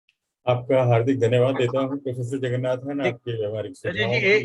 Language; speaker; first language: Hindi; native; Hindi